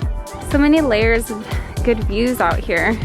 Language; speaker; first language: English; native; English